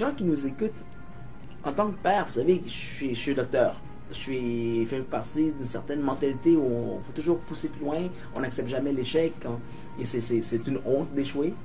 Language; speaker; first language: French; native; French